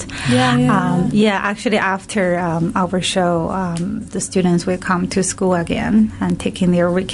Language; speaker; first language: English; non-native, learner; Chinese